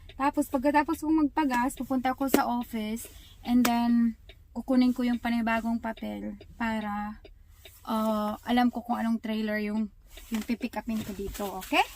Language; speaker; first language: Filipino; non-native, local second language; Waray